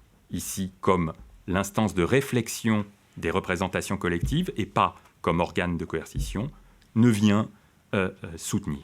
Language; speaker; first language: French; native; French